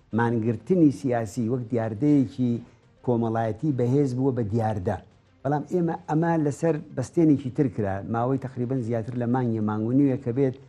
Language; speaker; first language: Central Kurdish; native; Central Kurdish